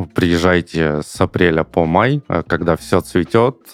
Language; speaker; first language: Russian; native; Russian